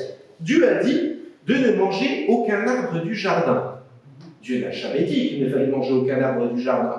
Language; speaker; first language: French; native; French